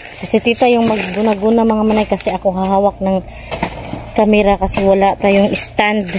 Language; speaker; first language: Filipino; non-native, local second language; Cebuano